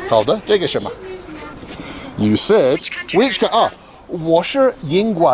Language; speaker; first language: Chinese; non-native, learner; English